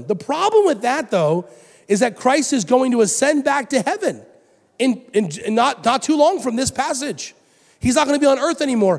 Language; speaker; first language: English; native; English